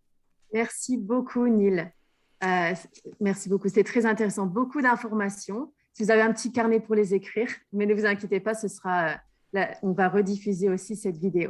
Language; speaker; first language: French; native; French